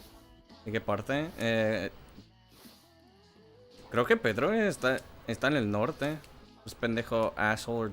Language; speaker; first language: Spanish; non-native, learner; English